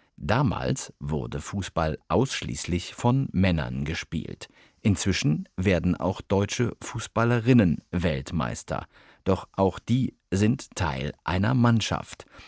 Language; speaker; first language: German; native; German